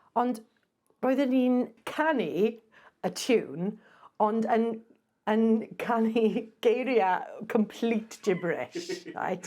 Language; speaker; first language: Welsh; non-native, local second language; English